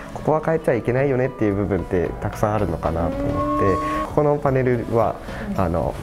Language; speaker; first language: Japanese; native; Japanese